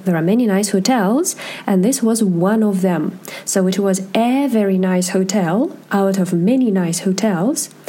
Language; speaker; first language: English; non-native, fluent; Russian